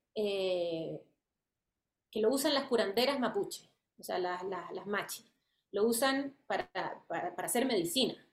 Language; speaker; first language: Spanish; native; Spanish